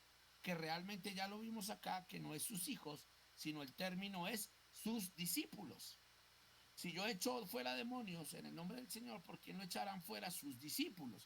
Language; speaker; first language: Spanish; native; Spanish